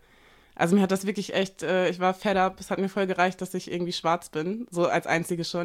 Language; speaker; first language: German; native; German